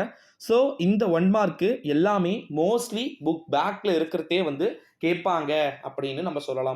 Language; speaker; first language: Tamil; native; Tamil